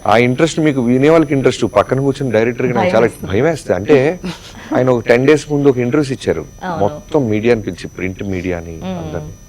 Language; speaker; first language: Telugu; native; Telugu